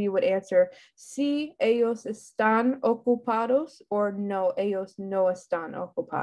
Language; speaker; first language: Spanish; non-native, fluent; English